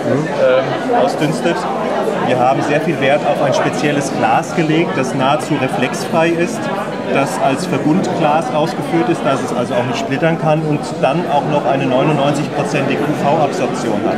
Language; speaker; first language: German; native; German